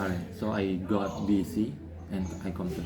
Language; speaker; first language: English; non-native, learner; Indonesian